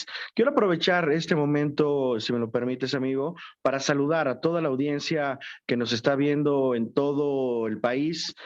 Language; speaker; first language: Spanish; native; Spanish